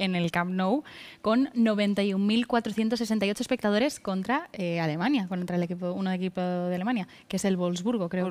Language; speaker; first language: Spanish; native; Spanish